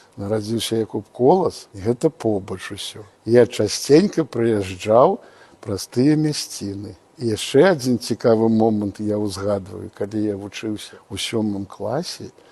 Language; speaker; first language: Belarusian; native; Belarusian